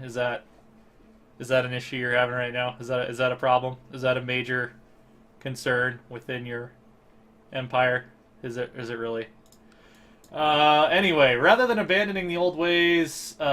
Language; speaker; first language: English; native; English